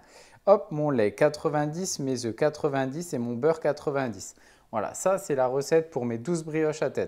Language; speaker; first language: French; native; French